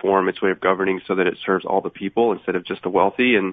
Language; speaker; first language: English; native; English